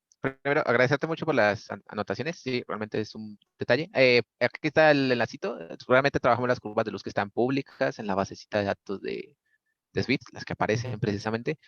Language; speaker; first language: Spanish; native; Spanish